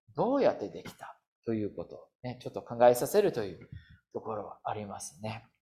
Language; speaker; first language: Japanese; non-native, fluent; English